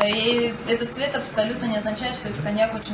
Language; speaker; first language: Russian; native; Russian